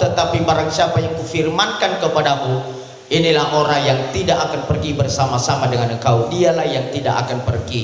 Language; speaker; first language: Indonesian; native; Indonesian